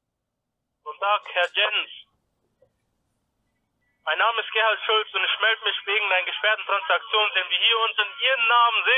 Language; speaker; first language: German; non-native, learner; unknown